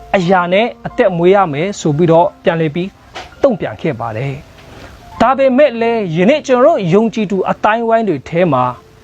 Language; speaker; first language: Burmese; non-native, local second language; Kachin